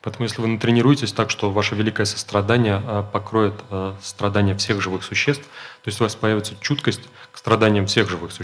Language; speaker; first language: Russian; native; Russian